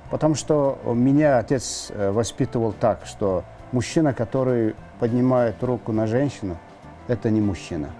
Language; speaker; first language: Russian; non-native, local second language; Kyrgyz